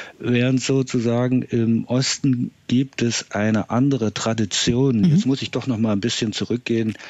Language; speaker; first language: German; native; German